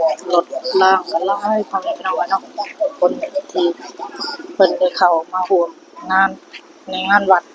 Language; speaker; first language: Thai; non-native, local second language; Northeastern Thai